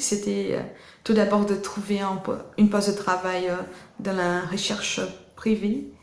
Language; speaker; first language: French; non-native, fluent; Portuguese